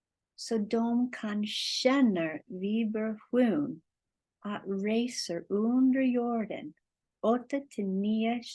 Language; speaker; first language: Swedish; non-native, learner; English